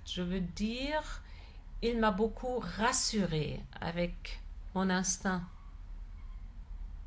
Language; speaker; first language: French; non-native, fluent; German